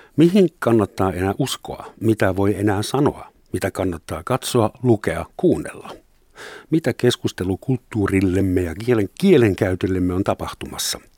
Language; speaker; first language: Finnish; non-native, fluent; German